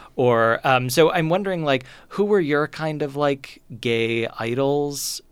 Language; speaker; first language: English; native; English